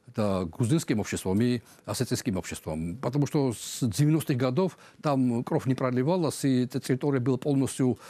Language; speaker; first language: Russian; non-native, local second language; Georgian